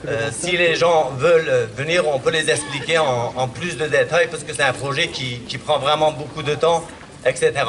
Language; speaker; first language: French; non-native, fluent; Kurdish